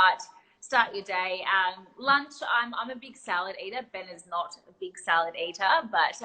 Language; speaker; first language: English; native; English